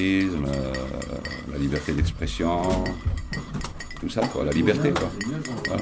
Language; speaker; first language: French; non-native, local second language; Arabic